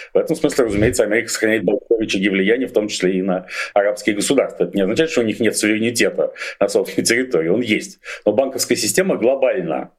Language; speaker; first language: Russian; native; Russian